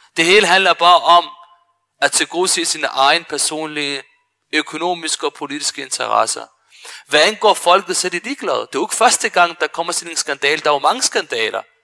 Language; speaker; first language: Danish; early bilingual, other home language; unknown